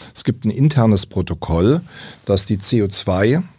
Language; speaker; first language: German; native; German